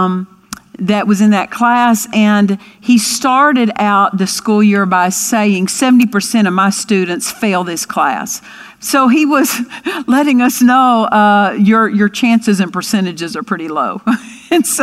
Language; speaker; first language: English; native; English